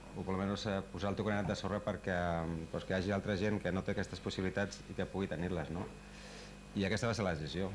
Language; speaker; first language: Catalan; native; Catalan